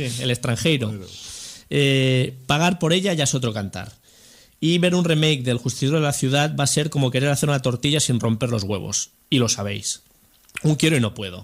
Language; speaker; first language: Spanish; native; Spanish